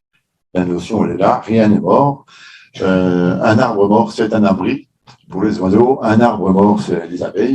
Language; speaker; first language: French; native; French